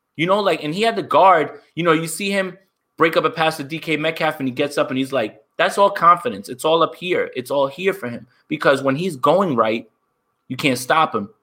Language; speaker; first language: English; native; English